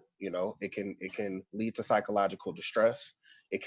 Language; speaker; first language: English; native; English